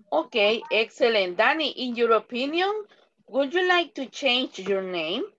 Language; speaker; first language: English; non-native, fluent; Spanish